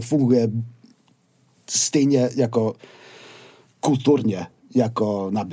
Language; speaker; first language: Czech; non-native, fluent; English